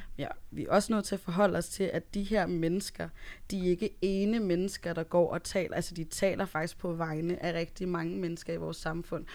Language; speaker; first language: Danish; early bilingual, other home language; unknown